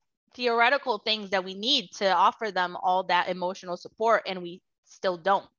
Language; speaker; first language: English; non-native, fluent; Portuguese